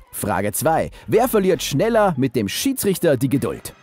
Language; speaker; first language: German; native; German